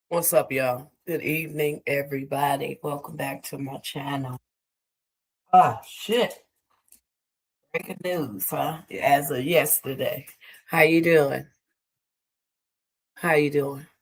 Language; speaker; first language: English; native; English